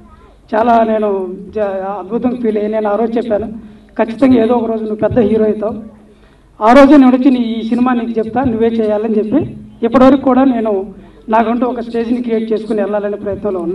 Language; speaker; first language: Telugu; native; Telugu